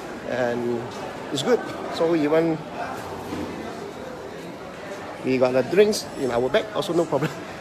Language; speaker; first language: English; non-native, local second language; Cantonese